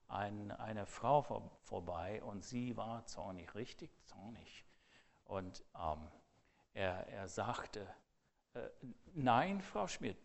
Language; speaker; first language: German; non-native, fluent; English